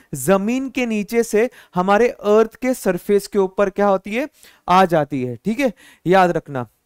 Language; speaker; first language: Hindi; non-native, local second language; Marathi